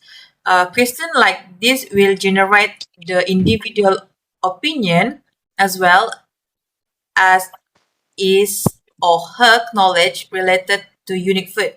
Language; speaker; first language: English; non-native, learner; Malay